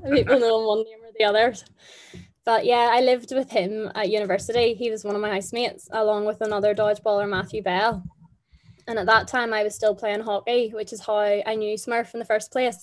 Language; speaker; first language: English; native; English